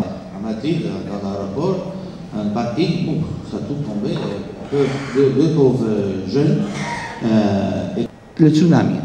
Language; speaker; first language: French; non-native, fluent; Spanish